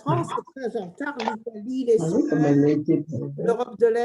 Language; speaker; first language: French; early bilingual, heritage; English